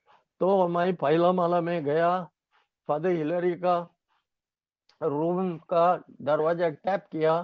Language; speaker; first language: Hindi; non-native, local second language; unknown